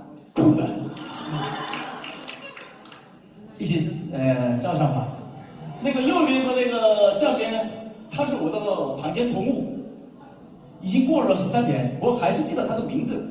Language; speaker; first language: Chinese; non-native, learner; Korean